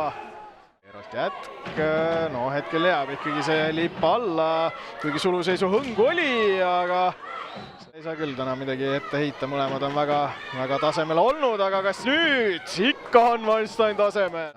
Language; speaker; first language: Estonian; native; Estonian